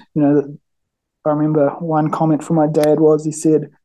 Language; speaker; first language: English; native; English